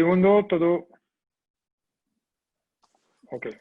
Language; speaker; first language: Spanish; non-native, fluent; French